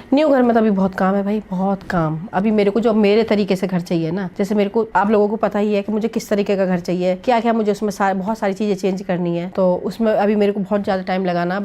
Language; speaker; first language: Hindi; native; Hindi